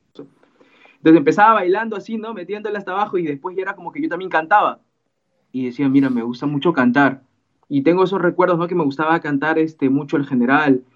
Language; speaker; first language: Spanish; native; Spanish